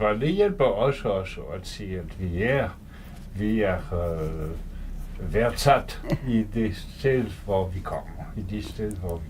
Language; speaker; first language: Danish; non-native, fluent; French